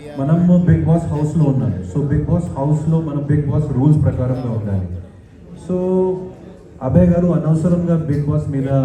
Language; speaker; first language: Telugu; non-native, fluent; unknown